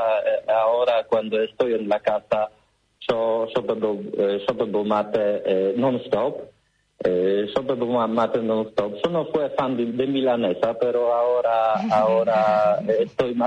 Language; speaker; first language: Spanish; non-native, learner; Polish